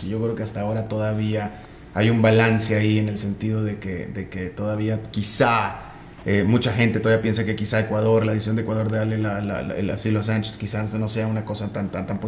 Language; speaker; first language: Spanish; native; Spanish